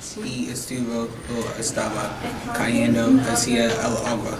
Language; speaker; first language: Spanish; non-native, learner; English